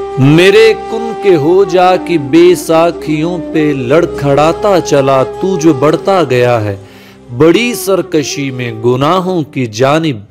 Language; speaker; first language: Urdu; non-native, local second language; Punjabi